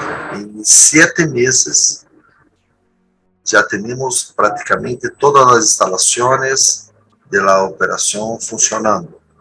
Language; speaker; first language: Spanish; non-native, learner; Portuguese